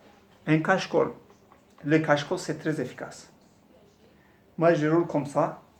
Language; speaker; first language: French; non-native, fluent; Turkish